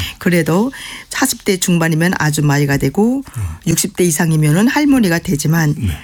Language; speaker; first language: Korean; native; Korean